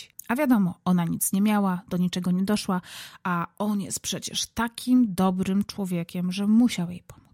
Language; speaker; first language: Polish; native; Polish